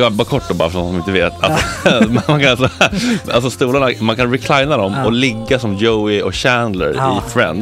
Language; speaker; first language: Swedish; native; Swedish